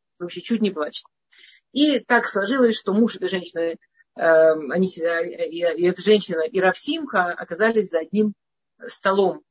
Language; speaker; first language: Russian; early bilingual, heritage; Russian